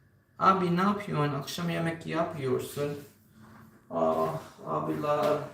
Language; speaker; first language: Turkish; non-native, learner; Filipino